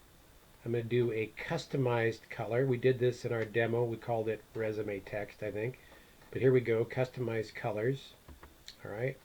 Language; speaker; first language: English; native; English